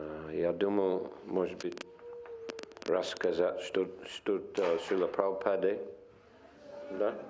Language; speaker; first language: Russian; non-native, fluent; English